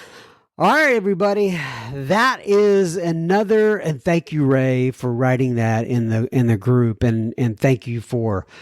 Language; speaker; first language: English; native; English